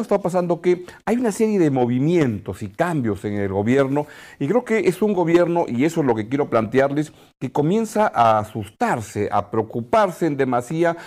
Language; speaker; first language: Spanish; native; Spanish